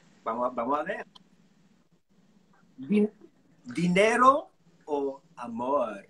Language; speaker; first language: Spanish; non-native, fluent; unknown